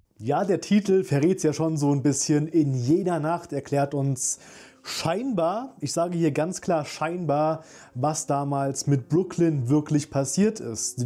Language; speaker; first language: German; native; German